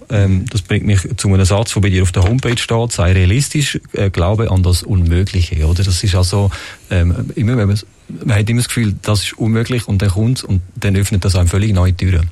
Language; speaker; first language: German; native; German